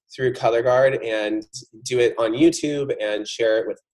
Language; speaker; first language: English; native; English